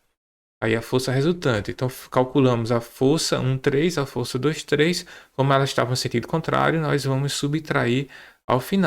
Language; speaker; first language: Portuguese; native; Portuguese